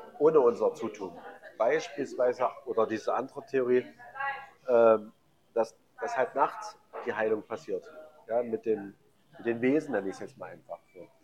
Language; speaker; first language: German; native; German